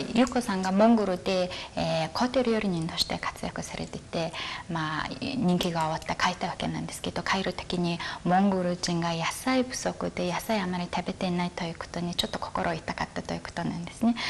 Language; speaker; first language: Japanese; non-native, fluent; Mongolian